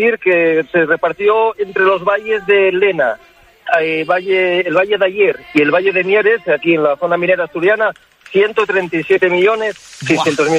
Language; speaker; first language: Spanish; native; Spanish